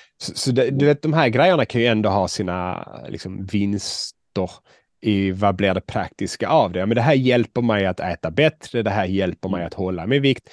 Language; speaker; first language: Swedish; native; Swedish